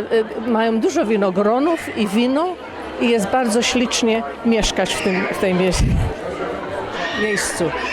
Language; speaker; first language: Polish; early bilingual, heritage; Polish